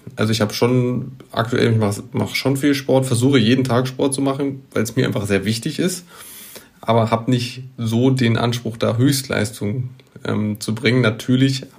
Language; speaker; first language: German; native; German